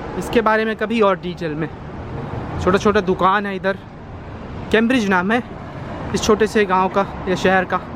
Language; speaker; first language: Hindi; native; Hindi